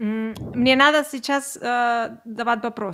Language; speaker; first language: Russian; non-native, learner; Catalan